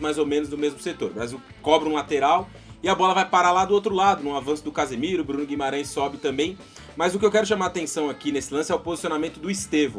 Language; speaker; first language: Portuguese; native; Portuguese